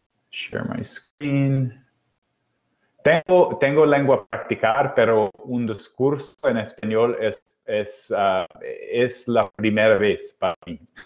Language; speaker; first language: Spanish; non-native, learner; English